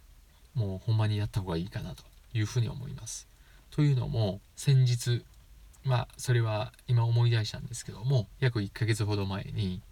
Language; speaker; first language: Japanese; native; Japanese